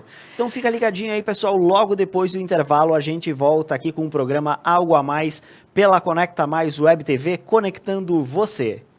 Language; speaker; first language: Portuguese; native; Portuguese